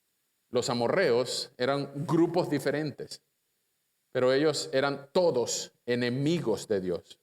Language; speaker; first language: Spanish; native; Spanish